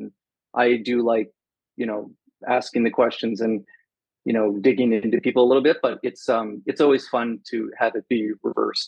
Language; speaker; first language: English; native; English